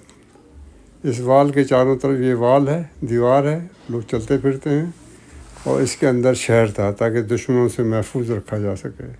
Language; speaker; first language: Urdu; native; Urdu